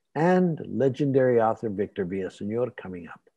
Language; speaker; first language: English; native; English